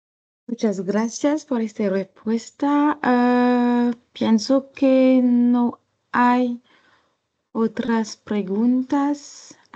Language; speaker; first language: Spanish; non-native, learner; French